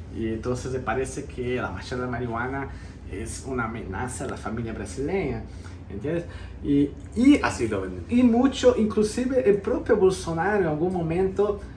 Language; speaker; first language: Spanish; early bilingual, heritage; Spanish